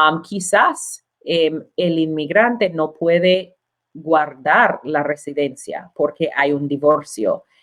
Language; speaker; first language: Spanish; non-native, learner; English